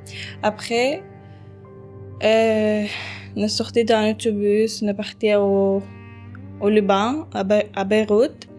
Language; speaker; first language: French; early bilingual, other home language; Arabic